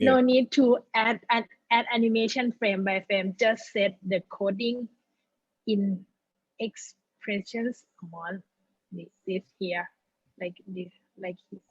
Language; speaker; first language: English; non-native, learner; Thai